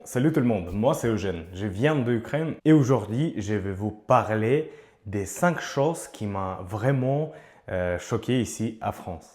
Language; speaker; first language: French; non-native, learner; Ukrainian